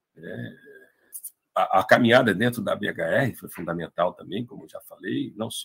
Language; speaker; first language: Portuguese; native; Portuguese